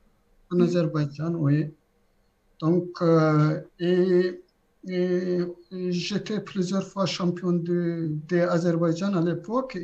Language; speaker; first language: French; non-native, fluent; Azerbaijani